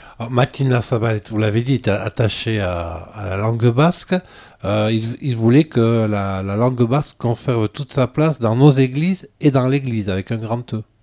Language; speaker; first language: French; native; French